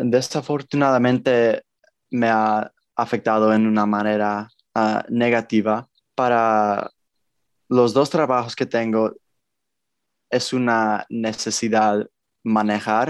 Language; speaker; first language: Spanish; early bilingual, heritage; Spanish